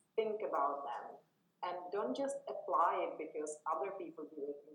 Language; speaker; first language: English; non-native, fluent; Czech